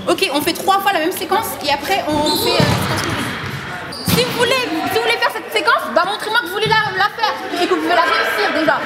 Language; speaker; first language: French; native; French